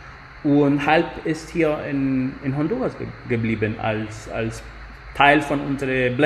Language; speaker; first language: German; non-native, fluent; Spanish